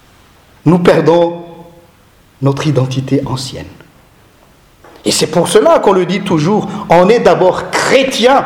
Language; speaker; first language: French; non-native, local second language; Malagasy